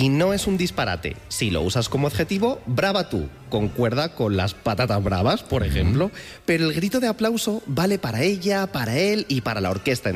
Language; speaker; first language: Spanish; native; Spanish